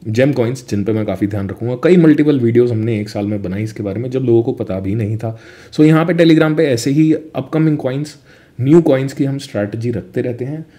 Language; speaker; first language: Hindi; native; Hindi